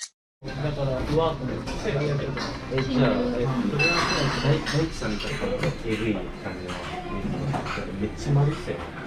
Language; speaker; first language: Japanese; native; Japanese